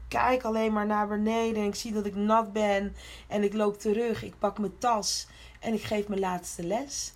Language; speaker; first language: Dutch; early bilingual, other home language; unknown